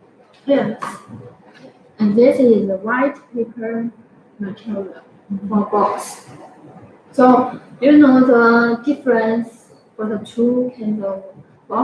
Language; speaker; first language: English; non-native, fluent; Chinese